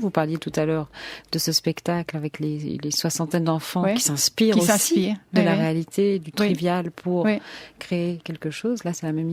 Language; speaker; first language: French; native; French